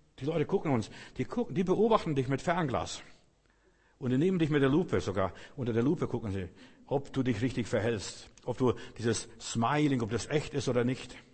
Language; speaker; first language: German; non-native, fluent; Russian